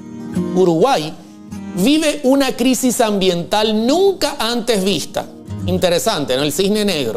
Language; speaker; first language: Spanish; native; Spanish